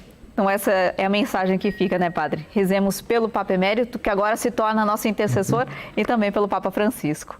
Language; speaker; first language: Portuguese; native; Portuguese